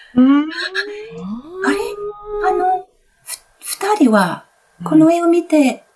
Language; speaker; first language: Japanese; non-native, fluent; Italian